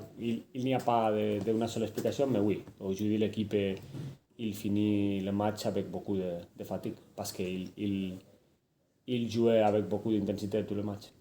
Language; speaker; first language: French; non-native, fluent; Spanish